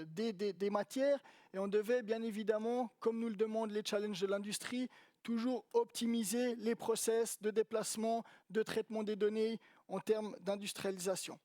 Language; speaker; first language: French; native; French